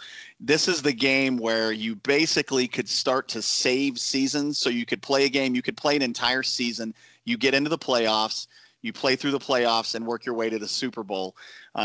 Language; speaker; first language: English; native; English